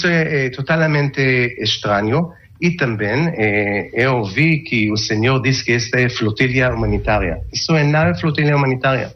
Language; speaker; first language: Portuguese; non-native, learner; Hebrew